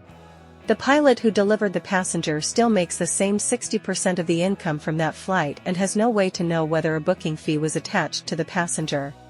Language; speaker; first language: English; native; English